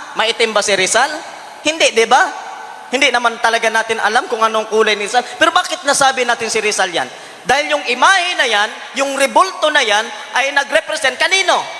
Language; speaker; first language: Filipino; non-native, local second language; Cebuano